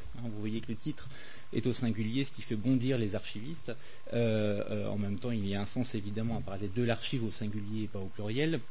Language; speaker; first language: French; native; French